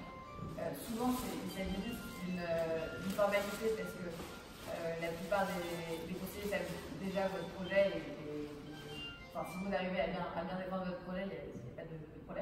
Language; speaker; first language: French; non-native, fluent; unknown